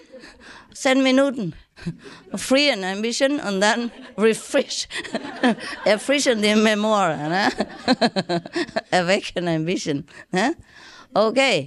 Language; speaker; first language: German; non-native, learner; Vietnamese